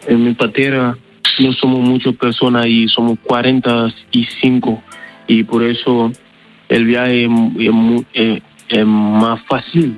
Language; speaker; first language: Spanish; non-native, learner; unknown